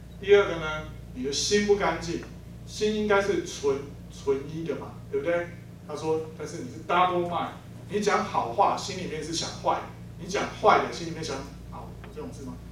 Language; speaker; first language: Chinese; native; Chinese